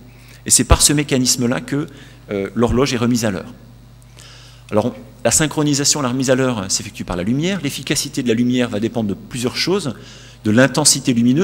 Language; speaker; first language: French; native; French